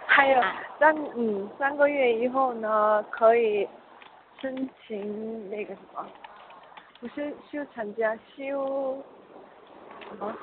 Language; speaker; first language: Chinese; non-native, learner; Korean